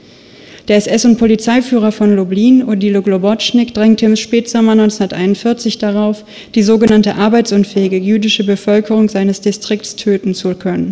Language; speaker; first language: German; native; German